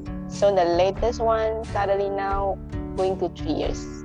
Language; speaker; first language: English; non-native, local second language; Indonesian